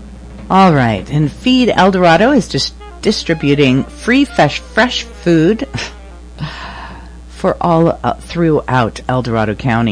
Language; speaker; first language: English; native; English